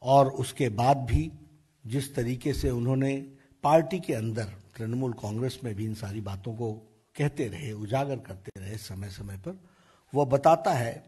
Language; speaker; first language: Hindi; native; Hindi